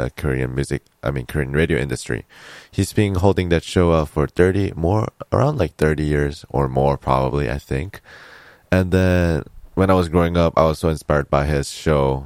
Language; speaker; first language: English; non-native, fluent; Korean